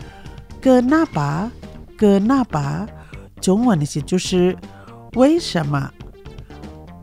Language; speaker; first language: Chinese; non-native, fluent; Indonesian